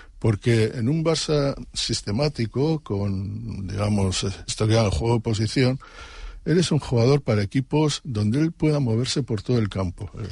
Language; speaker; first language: Spanish; native; Spanish